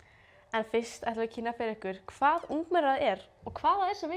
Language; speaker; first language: Icelandic; native; Icelandic